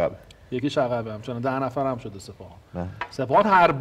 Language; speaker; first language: Persian; native; Persian